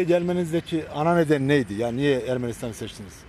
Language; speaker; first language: Turkish; native; Turkish